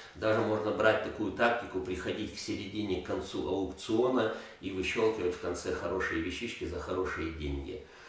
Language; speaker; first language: Russian; native; Russian